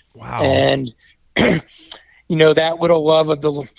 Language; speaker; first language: English; native; English